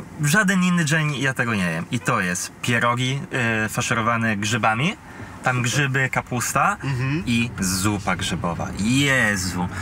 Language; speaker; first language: Polish; non-native, fluent; Italian